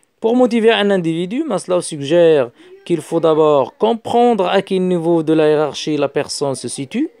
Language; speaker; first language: French; non-native, local second language; Arabic